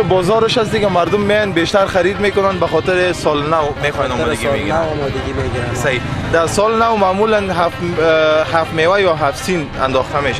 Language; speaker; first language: Persian; non-native, local second language; Pashto